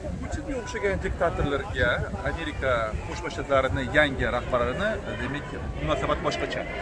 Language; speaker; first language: Uzbek; non-native, local second language; Russian